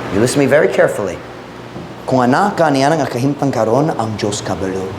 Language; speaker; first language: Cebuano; non-native, fluent; English